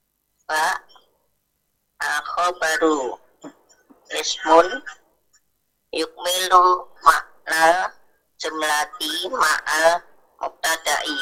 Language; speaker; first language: Arabic; non-native, fluent; Indonesian